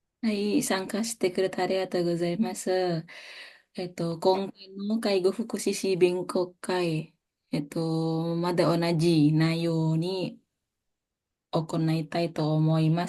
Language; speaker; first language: Japanese; non-native, fluent; Indonesian